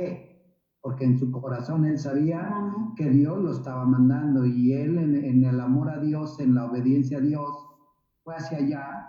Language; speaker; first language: Spanish; native; Spanish